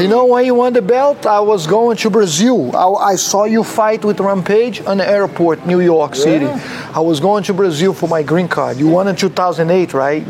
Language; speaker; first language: English; non-native, fluent; Portuguese